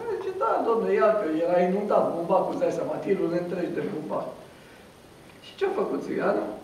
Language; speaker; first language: Romanian; non-native, local second language; Romany